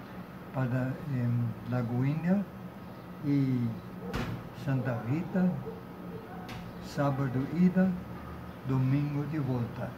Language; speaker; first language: Portuguese; non-native, fluent; German